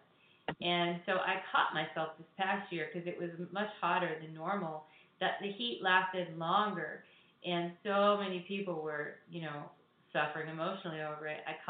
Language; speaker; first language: English; native; English